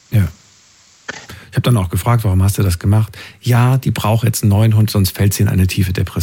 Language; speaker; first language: German; native; German